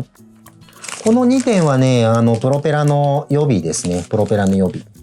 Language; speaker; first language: Japanese; native; Japanese